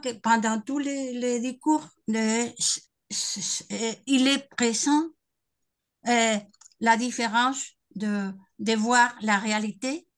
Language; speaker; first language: French; non-native, learner; Spanish